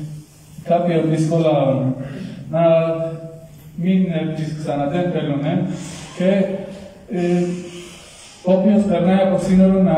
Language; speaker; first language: Greek; non-native, learner; Kurdish